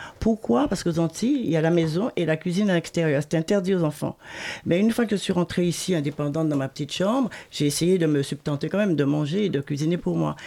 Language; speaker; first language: French; native; French